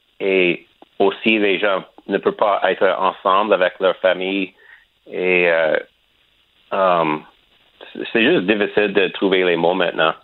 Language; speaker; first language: French; non-native, learner; English